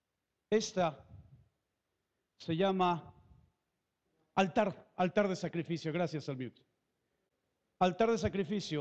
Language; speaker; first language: Spanish; native; Spanish